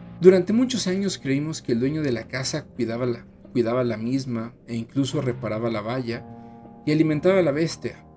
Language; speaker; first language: Spanish; native; Spanish